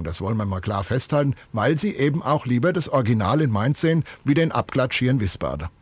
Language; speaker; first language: German; native; German